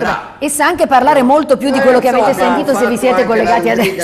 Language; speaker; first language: Italian; native; Italian